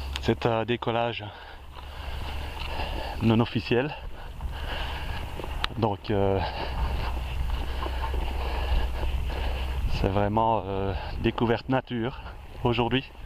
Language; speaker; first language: French; native; French